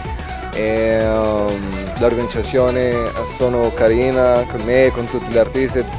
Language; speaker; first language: Italian; non-native, learner; Spanish